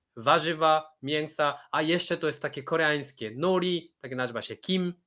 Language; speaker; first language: Polish; non-native, fluent; Korean